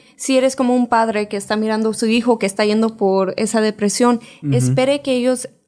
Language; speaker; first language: Spanish; early bilingual, heritage; Spanish